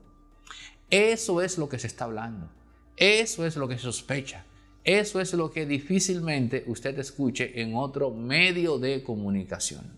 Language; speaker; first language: Spanish; native; Spanish